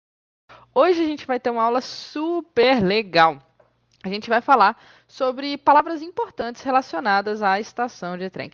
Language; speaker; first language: Portuguese; native; Portuguese